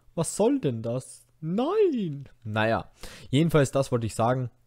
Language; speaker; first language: German; native; German